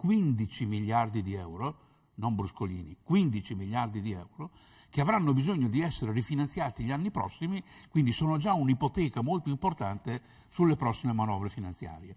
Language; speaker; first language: Italian; native; Italian